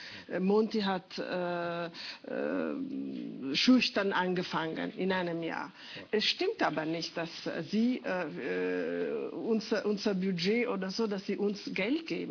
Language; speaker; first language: German; non-native, fluent; Italian